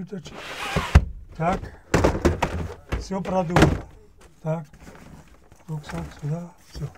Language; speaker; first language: Russian; non-native, learner; German